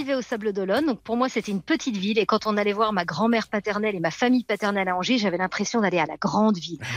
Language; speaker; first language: French; native; French